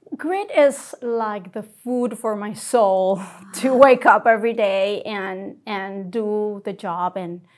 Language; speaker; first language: English; non-native, fluent; Spanish